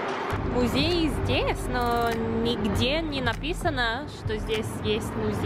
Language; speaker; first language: Russian; non-native, learner; English